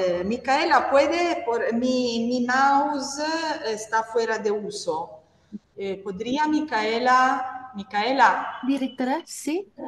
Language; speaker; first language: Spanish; non-native, learner; Italian